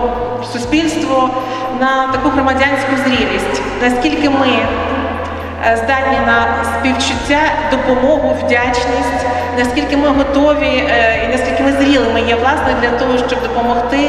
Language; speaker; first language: Ukrainian; native; Ukrainian